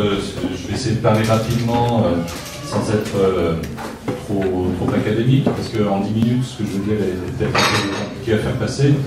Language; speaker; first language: French; native; French